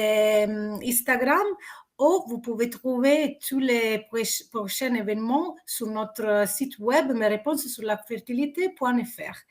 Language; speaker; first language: French; non-native, fluent; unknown